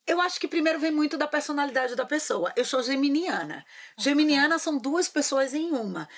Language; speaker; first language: Portuguese; native; Portuguese